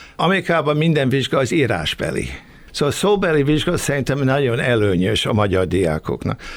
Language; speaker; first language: Hungarian; early bilingual, heritage; Hungarian